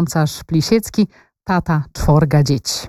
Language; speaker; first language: Polish; native; Polish